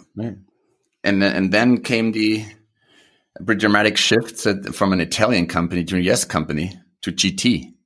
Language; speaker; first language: English; non-native, fluent; German